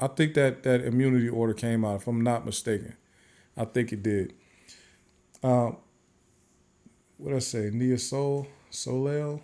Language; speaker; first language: English; native; English